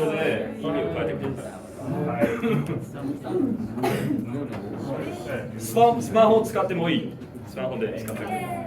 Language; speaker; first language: Japanese; non-native, fluent; English